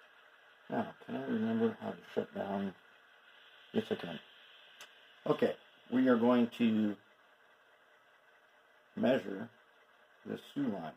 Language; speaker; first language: English; native; English